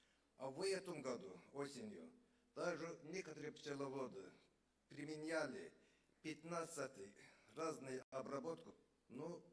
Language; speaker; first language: Russian; non-native, fluent; Azerbaijani